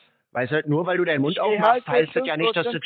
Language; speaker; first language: German; native; German